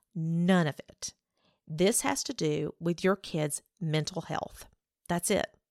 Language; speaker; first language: English; native; English